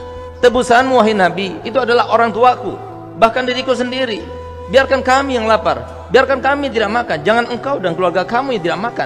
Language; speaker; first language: Indonesian; native; Indonesian